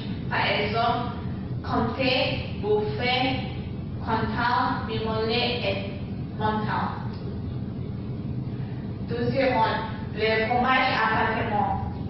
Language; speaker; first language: French; non-native, learner; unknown